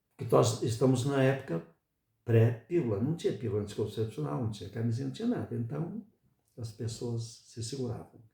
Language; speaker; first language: Portuguese; native; Portuguese